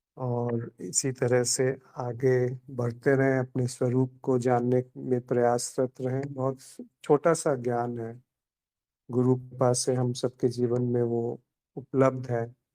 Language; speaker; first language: Hindi; native; Hindi